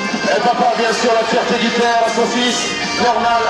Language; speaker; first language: French; native; French